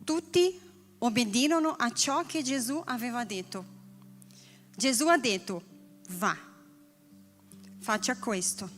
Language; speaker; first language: Italian; non-native, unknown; Portuguese